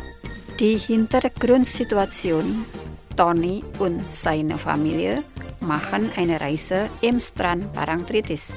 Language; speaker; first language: German; non-native, fluent; Indonesian